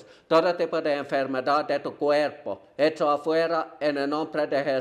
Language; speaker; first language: Spanish; non-native, learner; Finnish